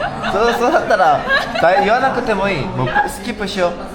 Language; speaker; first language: Japanese; non-native, learner; Korean